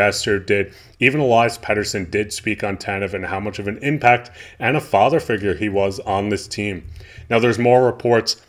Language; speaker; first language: English; native; English